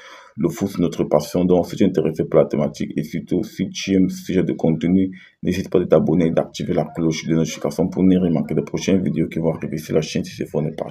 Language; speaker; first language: French; native; French